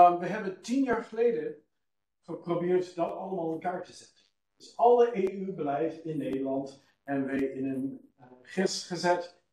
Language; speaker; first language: Dutch; non-native, fluent; English